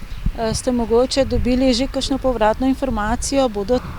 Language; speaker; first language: Slovenian; native; Slovenian